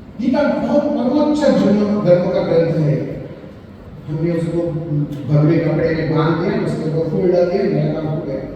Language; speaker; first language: Hindi; non-native, local second language; Marathi